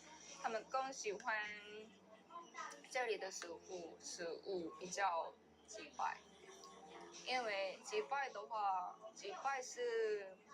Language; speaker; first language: Chinese; non-native, learner; Korean